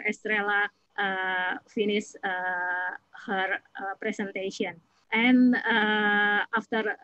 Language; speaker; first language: English; non-native, fluent; Indonesian